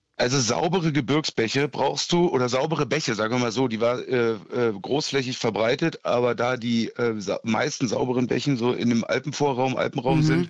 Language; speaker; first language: German; native; German